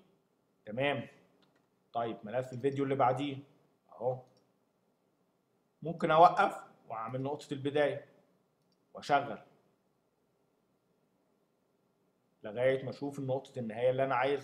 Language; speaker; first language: Arabic; native; Arabic